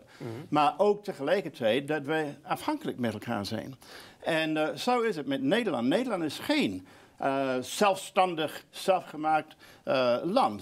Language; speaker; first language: Dutch; non-native, fluent; English